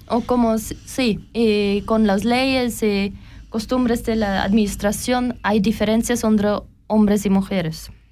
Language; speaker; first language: Spanish; non-native, learner; German